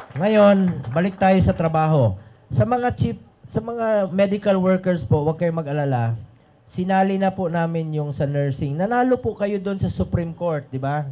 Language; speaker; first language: Filipino; non-native, local second language; Cebuano